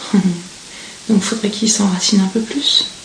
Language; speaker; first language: French; native; French